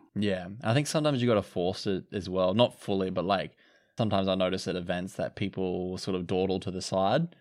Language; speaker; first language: English; native; English